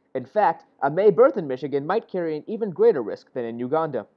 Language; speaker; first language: English; native; English